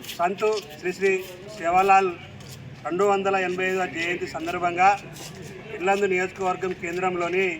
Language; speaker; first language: Telugu; non-native, local second language; Lambadi